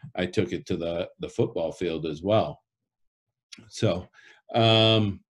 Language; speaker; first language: English; native; English